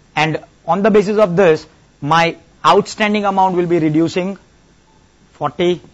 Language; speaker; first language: English; non-native, local second language; Gujarati